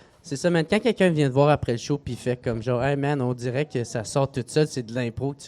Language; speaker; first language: French; native; French